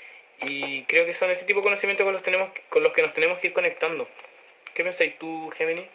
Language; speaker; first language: Spanish; native; Spanish